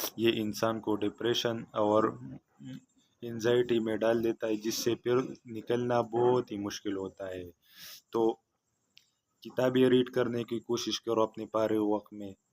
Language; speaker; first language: Urdu; non-native, local second language; Pashto